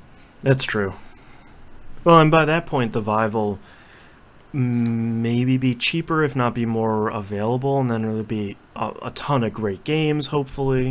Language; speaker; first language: English; native; English